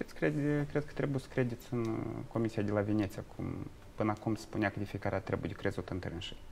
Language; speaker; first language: Romanian; native; Romanian